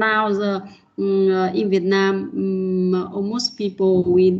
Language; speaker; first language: English; non-native, learner; Vietnamese